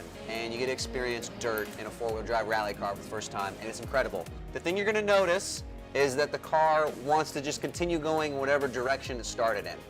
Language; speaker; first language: English; native; English